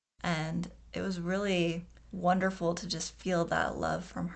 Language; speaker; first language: English; native; English